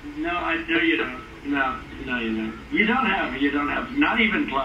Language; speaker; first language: English; native; English